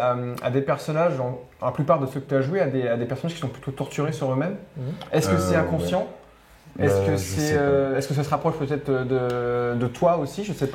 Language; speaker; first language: French; native; French